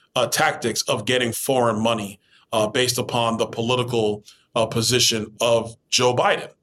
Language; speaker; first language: English; native; English